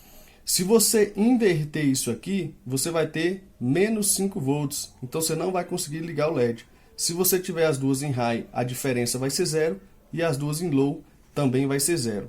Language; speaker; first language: Portuguese; native; Portuguese